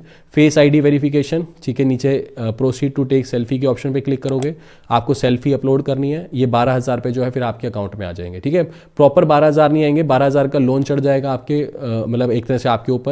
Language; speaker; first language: Hindi; native; Hindi